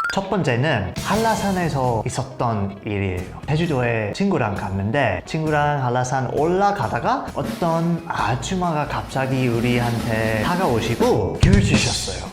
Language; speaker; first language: Korean; non-native, fluent; English